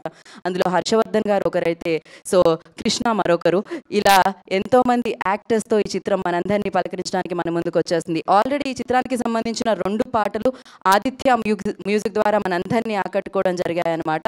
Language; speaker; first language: Telugu; native; Telugu